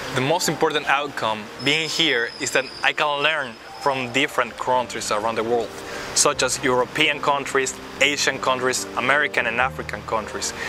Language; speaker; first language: English; non-native, fluent; Spanish